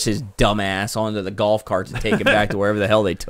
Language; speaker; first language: English; native; English